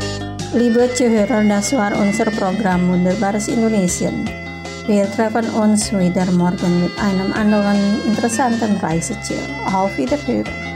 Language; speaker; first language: German; non-native, fluent; Indonesian